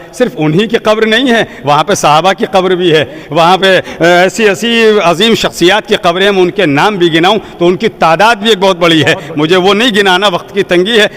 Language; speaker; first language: Urdu; native; Urdu